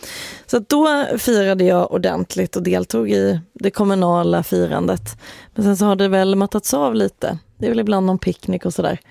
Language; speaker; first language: Swedish; native; Swedish